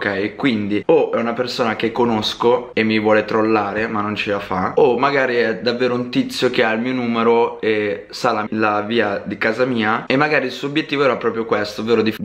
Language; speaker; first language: Italian; native; Italian